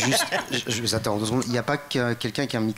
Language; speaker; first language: French; native; French